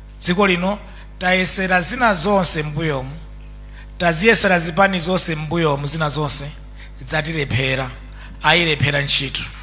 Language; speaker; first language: Nyanja; native; Nyanja